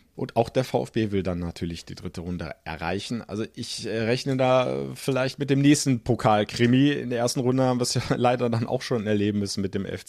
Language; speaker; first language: German; native; German